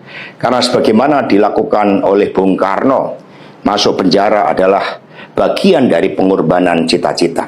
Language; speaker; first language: Indonesian; native; Indonesian